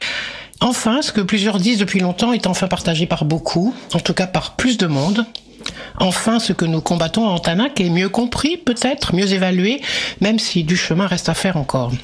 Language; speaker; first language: French; native; French